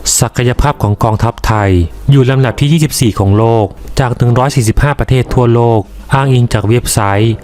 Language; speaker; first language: Thai; native; Thai